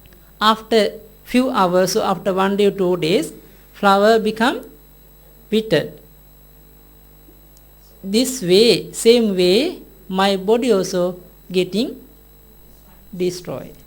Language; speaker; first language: English; non-native, learner; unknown